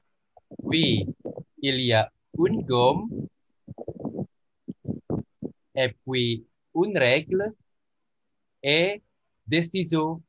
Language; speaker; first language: French; non-native, learner; Indonesian